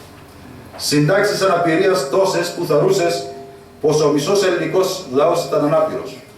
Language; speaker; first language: Greek; native; Greek